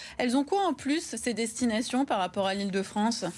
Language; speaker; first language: French; native; French